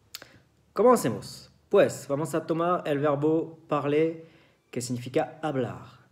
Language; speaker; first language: Spanish; non-native, fluent; French